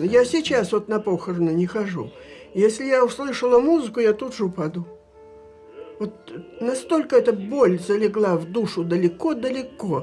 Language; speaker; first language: Russian; native; Russian